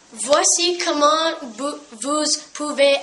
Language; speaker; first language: French; non-native, learner; English